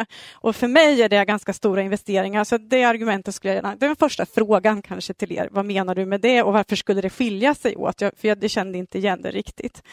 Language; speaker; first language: Swedish; native; Swedish